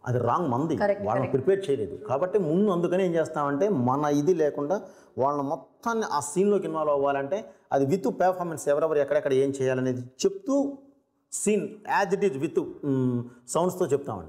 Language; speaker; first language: Telugu; native; Telugu